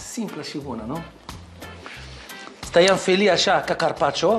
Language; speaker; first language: Romanian; non-native, learner; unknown